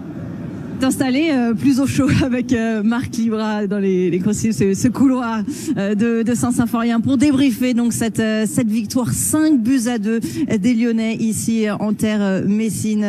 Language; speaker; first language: French; native; French